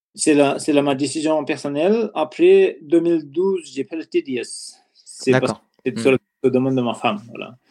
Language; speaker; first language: French; non-native, learner; Nepali